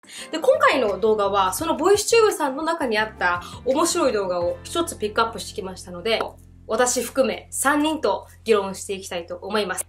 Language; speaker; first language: Japanese; native; Japanese